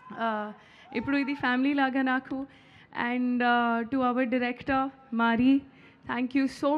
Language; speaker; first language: Telugu; non-native, learner; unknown